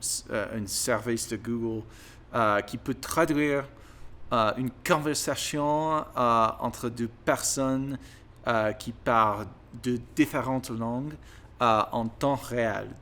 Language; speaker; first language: French; non-native, learner; English